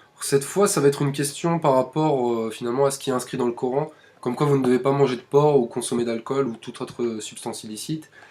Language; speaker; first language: French; native; French